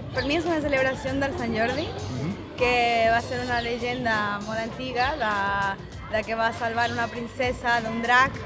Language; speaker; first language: Catalan; non-native, fluent; Spanish